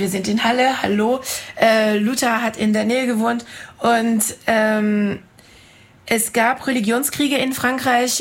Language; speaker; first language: German; non-native, fluent; French